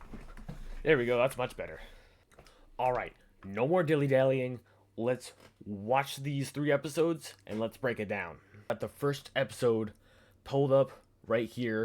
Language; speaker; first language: English; native; English